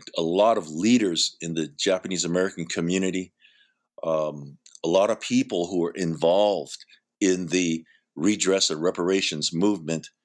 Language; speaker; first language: English; native; English